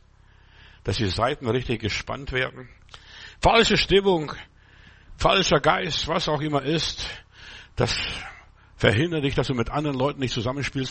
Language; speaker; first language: German; native; German